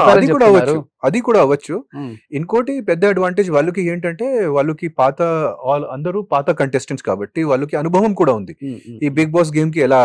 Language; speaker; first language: Telugu; non-native, fluent; Hindi